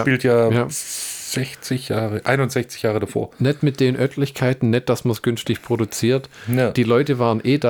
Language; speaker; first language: German; native; German